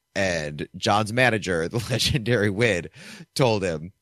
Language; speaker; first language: English; native; English